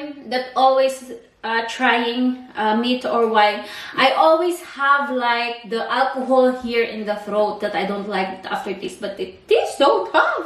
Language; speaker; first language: English; non-native, learner; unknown